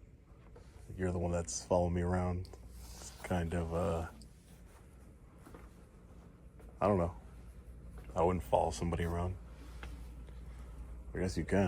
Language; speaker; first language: English; native; English